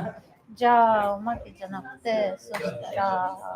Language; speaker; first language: Japanese; non-native, learner; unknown